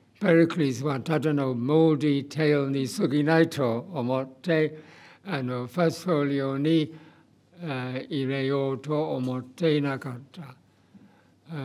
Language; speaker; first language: Japanese; non-native, fluent; English